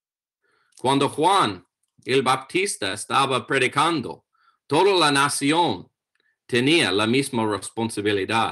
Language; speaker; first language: Spanish; non-native, learner; English